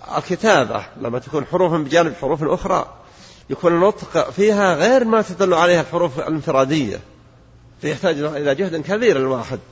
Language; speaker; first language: Arabic; native; Arabic